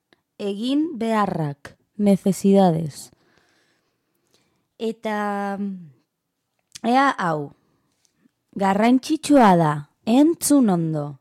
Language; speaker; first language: Basque; non-native, learner; Spanish